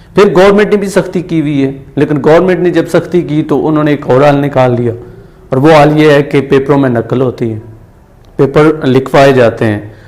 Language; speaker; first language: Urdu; non-native, local second language; Punjabi